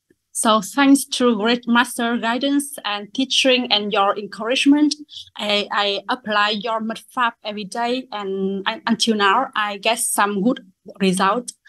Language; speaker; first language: English; non-native, learner; Vietnamese